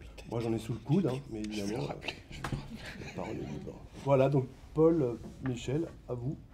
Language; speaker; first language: French; native; French